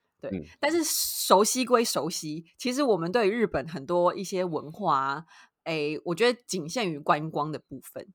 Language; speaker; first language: Chinese; native; Chinese